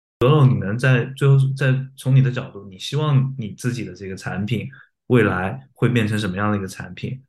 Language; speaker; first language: Chinese; native; Chinese